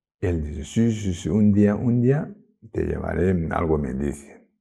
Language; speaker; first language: Spanish; non-native, learner; Tibetan